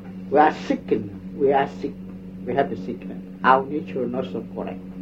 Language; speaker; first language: English; non-native, learner; Vietnamese